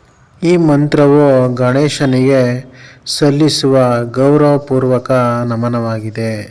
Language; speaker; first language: Kannada; native; Kannada